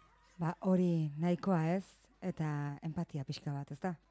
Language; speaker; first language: Basque; native; Basque